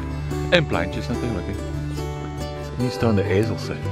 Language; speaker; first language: Dutch; native; Dutch